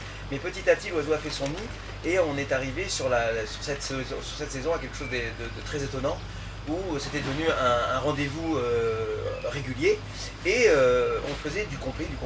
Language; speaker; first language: French; native; French